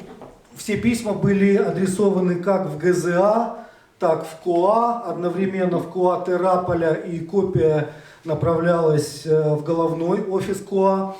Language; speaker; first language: Russian; native; Russian